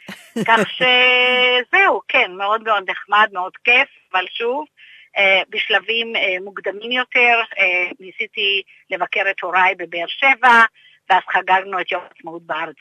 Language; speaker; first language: Hebrew; early bilingual, other home language; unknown